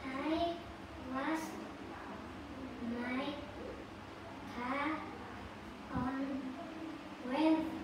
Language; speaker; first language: English; non-native, learner; Vietnamese